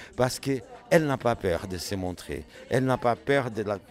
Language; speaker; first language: French; non-native, fluent; Portuguese